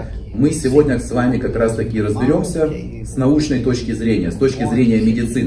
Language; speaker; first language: Russian; native; Russian